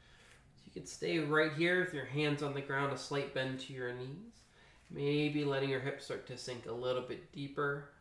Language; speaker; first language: English; native; English